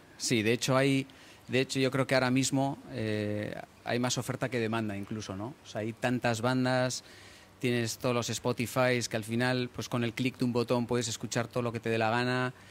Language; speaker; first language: Spanish; early bilingual, other home language; English